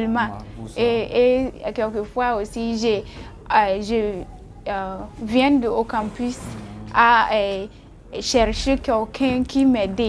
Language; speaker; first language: French; non-native, learner; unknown